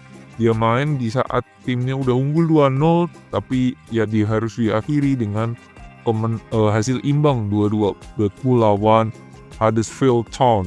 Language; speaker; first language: Indonesian; native; Indonesian